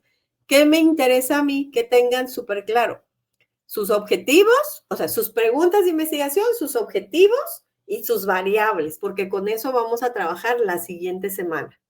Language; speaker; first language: Spanish; native; Spanish